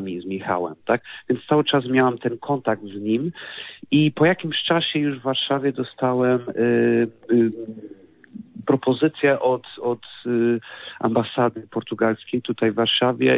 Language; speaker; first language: Polish; non-native, fluent; Portuguese